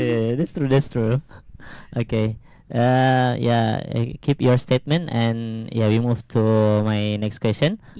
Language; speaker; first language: English; non-native, learner; Indonesian